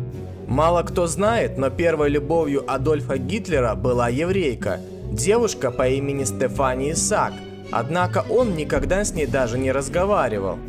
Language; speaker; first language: Russian; native; Russian